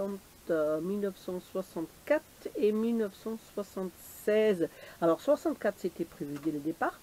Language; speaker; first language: French; native; French